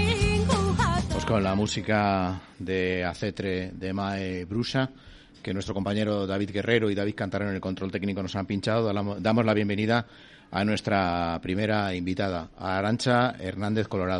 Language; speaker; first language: Spanish; native; Spanish